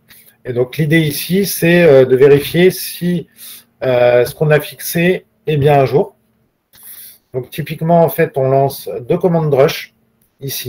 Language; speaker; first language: French; native; French